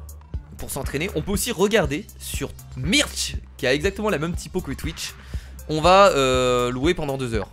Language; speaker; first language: French; native; French